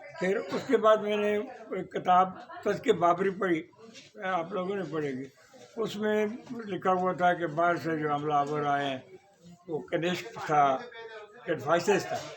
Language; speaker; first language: Urdu; non-native, local second language; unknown